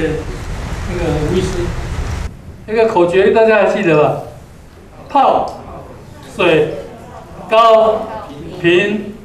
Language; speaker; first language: Chinese; native; Chinese